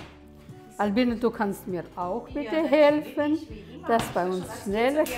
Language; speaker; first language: German; early bilingual, heritage; German